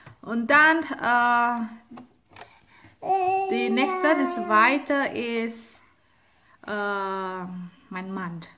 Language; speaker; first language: German; non-native, learner; Indonesian